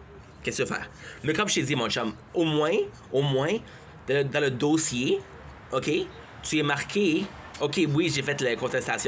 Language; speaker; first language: French; native; French